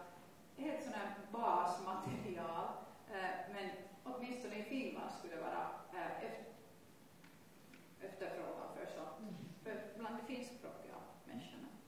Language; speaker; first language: Swedish; non-native, local second language; Finnish